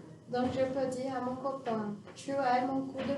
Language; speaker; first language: French; non-native, fluent; Portuguese